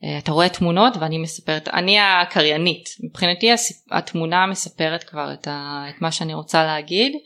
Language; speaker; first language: Hebrew; native; Hebrew